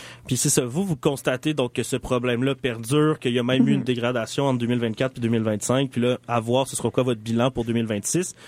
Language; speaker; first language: French; native; French